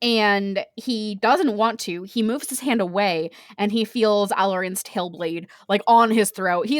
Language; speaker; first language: English; native; English